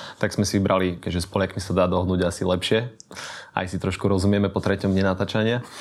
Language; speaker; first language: Slovak; native; Slovak